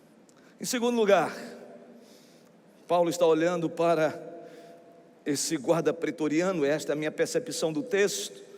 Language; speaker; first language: Portuguese; native; Portuguese